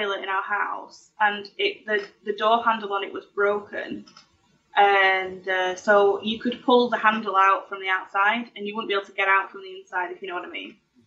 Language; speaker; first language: English; native; English